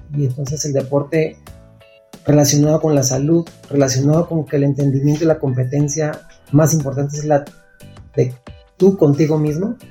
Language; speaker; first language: Spanish; native; Spanish